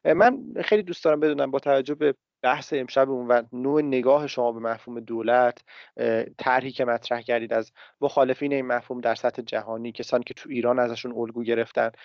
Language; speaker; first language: Persian; native; Persian